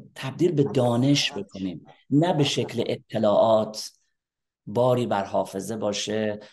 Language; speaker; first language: Persian; native; Persian